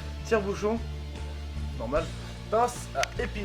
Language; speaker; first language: French; native; French